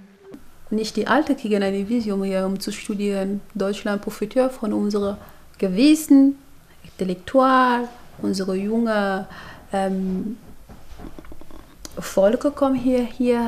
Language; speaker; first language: German; non-native, fluent; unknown